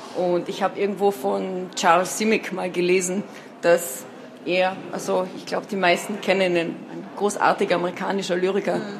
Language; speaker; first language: German; non-native, local second language; Slovenian